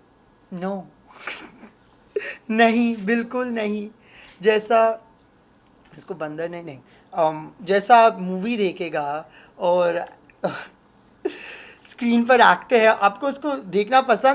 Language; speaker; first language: Hindi; non-native, local second language; English